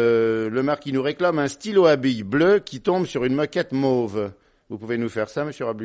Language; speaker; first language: French; native; French